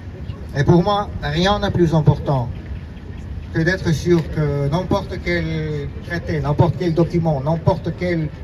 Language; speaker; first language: French; non-native, fluent; Russian